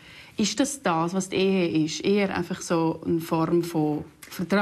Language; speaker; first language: German; native; German